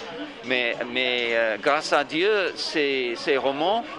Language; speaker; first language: French; non-native, fluent; English